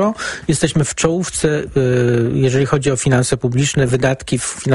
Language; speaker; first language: Polish; native; Polish